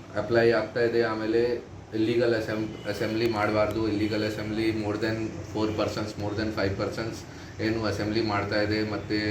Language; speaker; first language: Kannada; non-native, fluent; Hindi